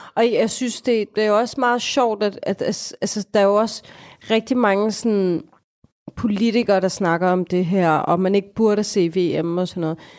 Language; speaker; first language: Danish; early bilingual, other home language; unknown